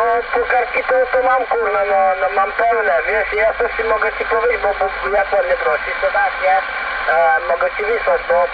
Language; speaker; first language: Polish; non-native, learner; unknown